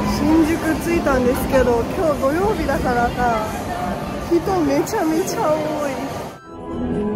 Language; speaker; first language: Japanese; early bilingual, other home language; Chinese